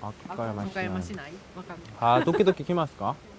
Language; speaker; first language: Japanese; non-native, learner; Korean